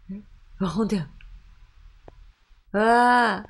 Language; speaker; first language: English; non-native, learner; Japanese